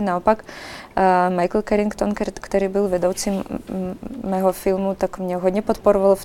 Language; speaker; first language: Czech; non-native, fluent; Russian